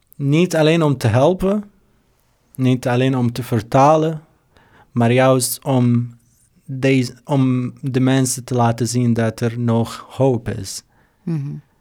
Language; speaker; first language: Dutch; non-native, fluent; Arabic